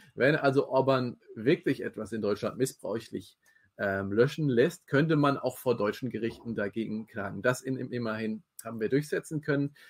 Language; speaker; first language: German; native; German